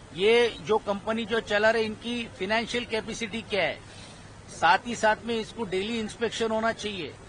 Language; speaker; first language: Hindi; non-native, local second language; Marathi